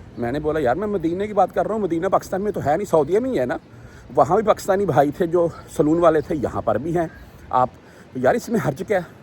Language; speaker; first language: Urdu; non-native, local second language; Punjabi